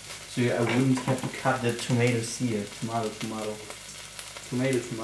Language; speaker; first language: English; non-native, fluent; German